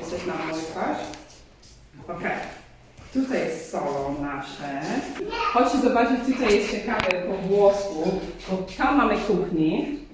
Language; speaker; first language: Polish; non-native, learner; English